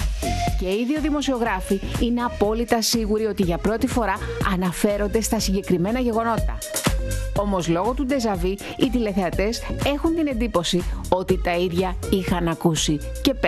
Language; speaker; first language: Greek; native; Greek